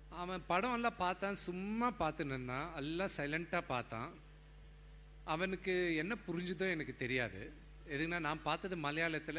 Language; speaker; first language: Tamil; non-native, local second language; Telugu